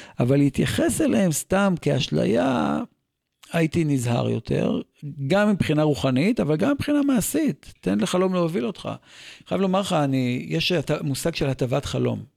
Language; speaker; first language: Hebrew; native; Hebrew